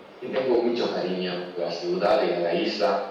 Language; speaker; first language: Spanish; non-native, learner; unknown